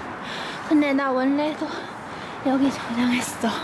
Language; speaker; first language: Korean; non-native, fluent; Chinese